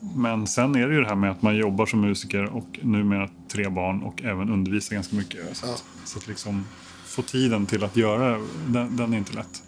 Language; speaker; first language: Swedish; native; Swedish